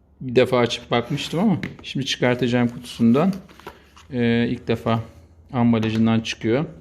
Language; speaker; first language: Turkish; native; Turkish